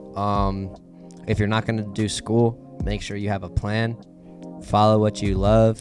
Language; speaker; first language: English; native; English